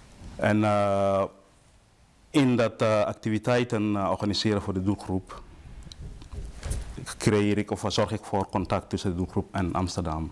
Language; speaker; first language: Dutch; non-native, fluent; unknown